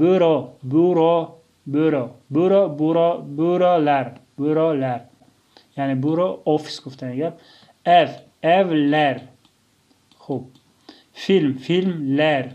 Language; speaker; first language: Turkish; non-native, fluent; Tajik